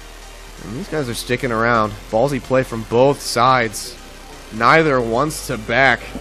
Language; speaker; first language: English; native; English